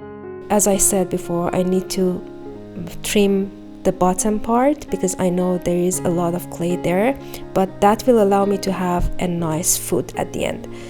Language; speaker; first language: English; non-native, fluent; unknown